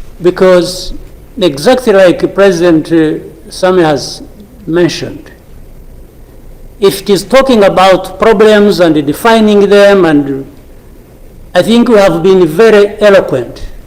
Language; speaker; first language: English; non-native, local second language; Kinyarwanda